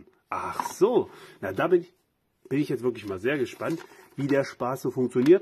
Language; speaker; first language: German; native; German